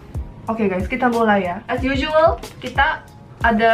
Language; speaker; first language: Indonesian; early bilingual, heritage; Korean